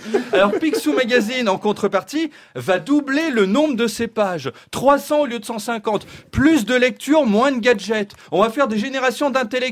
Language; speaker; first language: French; native; French